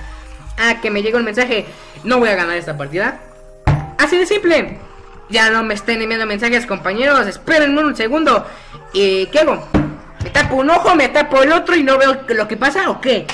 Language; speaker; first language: Spanish; native; Spanish